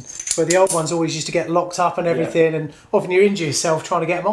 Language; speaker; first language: English; native; English